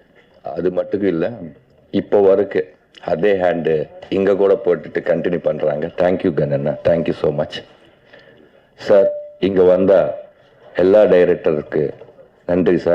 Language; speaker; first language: Tamil; non-native, learner; Telugu